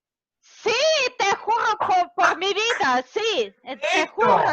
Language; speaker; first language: Spanish; non-native, fluent; Serbian